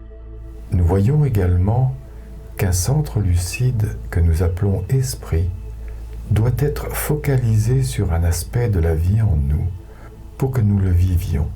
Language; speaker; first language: French; native; French